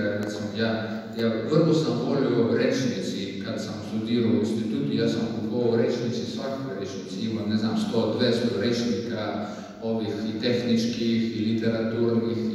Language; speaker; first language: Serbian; non-native, fluent; Russian